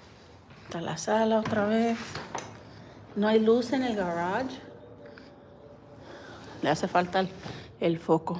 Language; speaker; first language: Spanish; early bilingual, heritage; Spanish